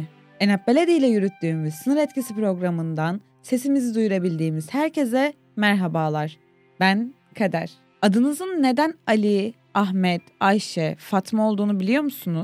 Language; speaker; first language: Turkish; native; Turkish